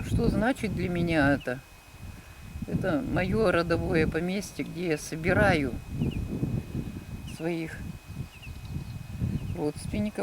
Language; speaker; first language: Russian; native; Russian